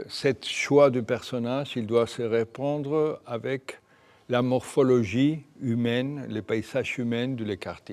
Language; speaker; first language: French; non-native, fluent; Spanish